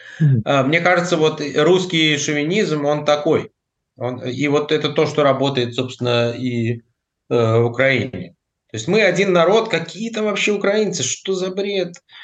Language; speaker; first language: Russian; native; Russian